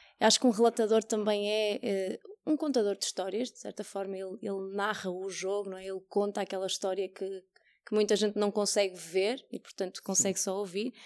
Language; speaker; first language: Portuguese; native; Portuguese